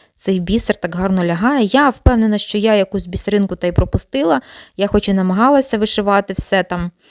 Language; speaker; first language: Ukrainian; non-native, local second language; Russian